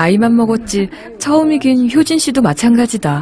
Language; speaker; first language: Korean; native; Korean